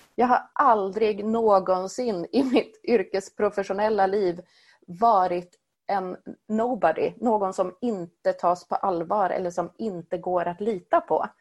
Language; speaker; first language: Swedish; native; Swedish